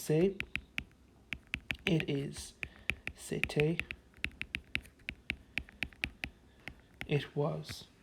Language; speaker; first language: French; non-native, fluent; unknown